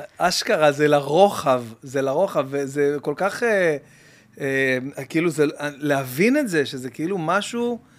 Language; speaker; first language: Hebrew; native; Hebrew